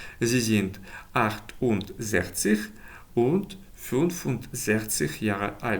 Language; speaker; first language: German; non-native, learner; Ukrainian